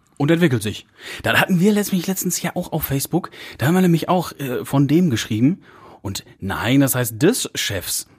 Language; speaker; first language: German; native; German